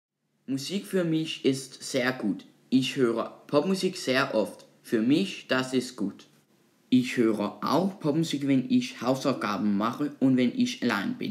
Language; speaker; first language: German; non-native, learner; Danish